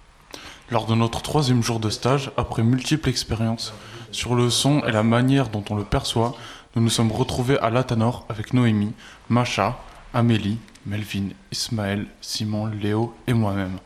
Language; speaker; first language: French; native; French